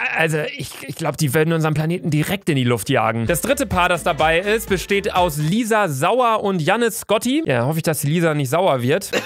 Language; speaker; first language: German; native; German